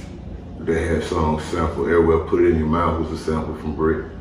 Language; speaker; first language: English; native; English